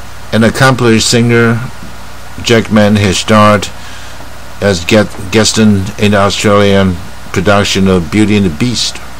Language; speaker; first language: English; non-native, fluent; Chinese